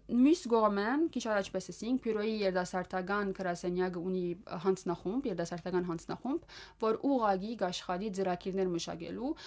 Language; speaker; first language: Armenian; early bilingual, heritage; Armenian